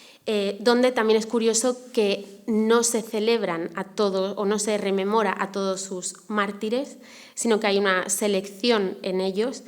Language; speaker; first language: Spanish; native; Spanish